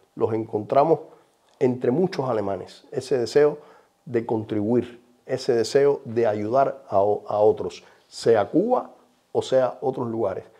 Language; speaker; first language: Spanish; native; Spanish